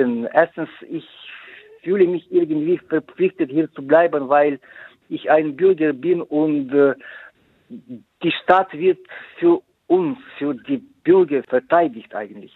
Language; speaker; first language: German; non-native, fluent; Ukrainian